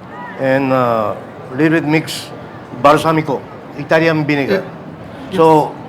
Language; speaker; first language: English; non-native, learner; Japanese